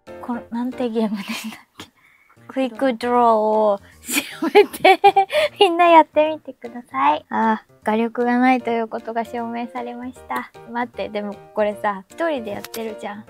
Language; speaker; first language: Japanese; native; Japanese